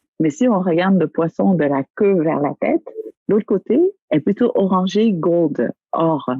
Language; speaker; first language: French; early bilingual, other home language; Vietnamese